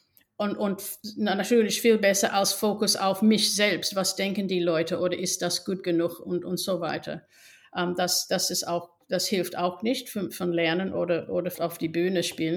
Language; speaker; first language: German; non-native, fluent; English